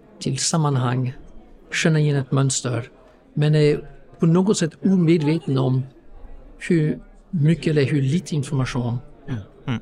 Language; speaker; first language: Swedish; non-native, fluent; English